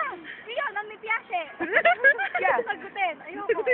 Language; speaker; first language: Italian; non-native, learner; Filipino